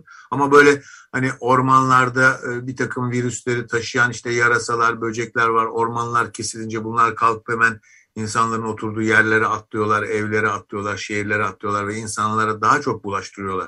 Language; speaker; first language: Turkish; native; Turkish